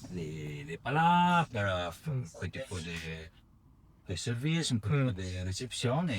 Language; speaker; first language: French; non-native, learner; Italian